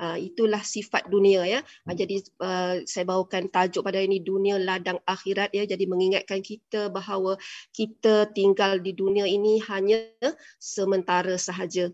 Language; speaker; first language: Malay; native; Malay